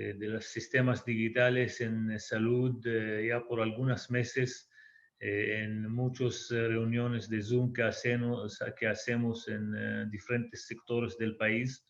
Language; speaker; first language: Spanish; non-native, fluent; Hebrew